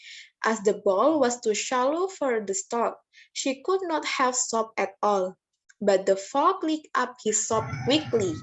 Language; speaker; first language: English; non-native, learner; Indonesian